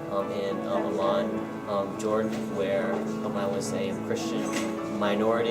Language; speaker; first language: English; native; English